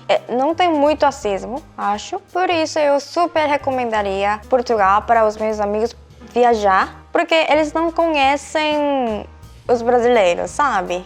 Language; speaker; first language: Portuguese; non-native, fluent; Korean